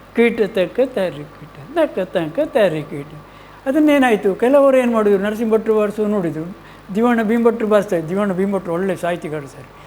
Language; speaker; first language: Kannada; native; Kannada